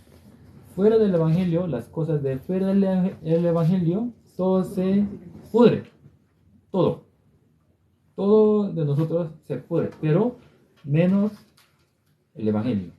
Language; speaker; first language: Spanish; non-native, learner; Korean